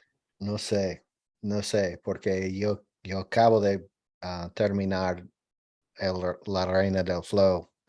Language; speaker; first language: Spanish; non-native, learner; English